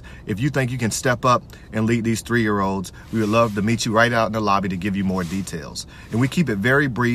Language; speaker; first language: English; native; English